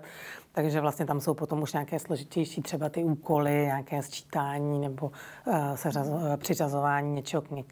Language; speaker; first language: Czech; native; Czech